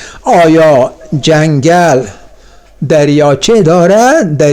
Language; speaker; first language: Persian; non-native, fluent; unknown